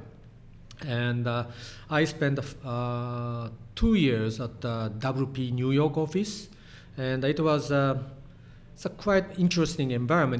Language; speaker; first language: English; non-native, fluent; Japanese